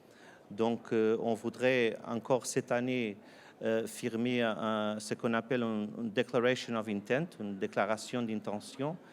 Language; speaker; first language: French; non-native, fluent; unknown